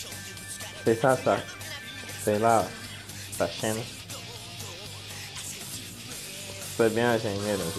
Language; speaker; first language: French; non-native, learner; Portuguese